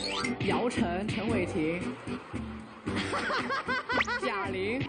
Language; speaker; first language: Chinese; native; Chinese